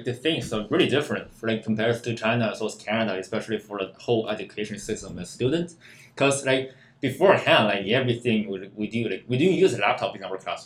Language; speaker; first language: English; non-native, fluent; Chinese